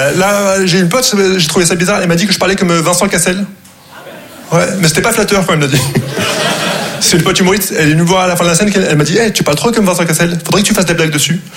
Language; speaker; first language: French; non-native, local second language; Arabic